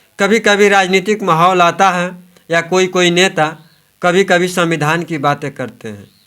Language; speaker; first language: Hindi; native; Hindi